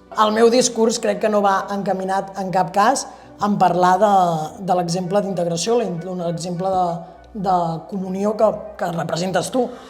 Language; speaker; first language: Catalan; native; Catalan